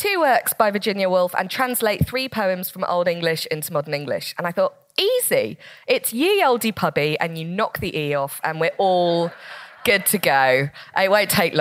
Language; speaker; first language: English; native; English